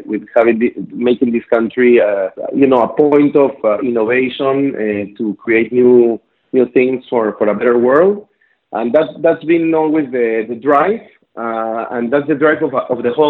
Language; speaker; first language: English; non-native, fluent; Spanish